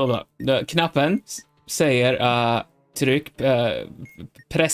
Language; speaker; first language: Swedish; non-native, learner; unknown